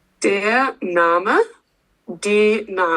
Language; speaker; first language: German; non-native, learner; English